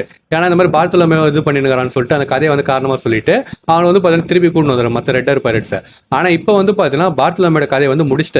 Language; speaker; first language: Tamil; native; Tamil